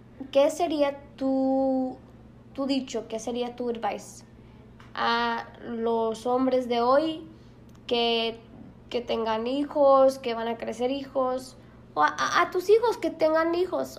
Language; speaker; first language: Spanish; early bilingual, heritage; Spanish